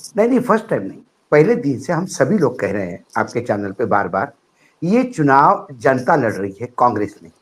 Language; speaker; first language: Hindi; non-native, local second language; Marathi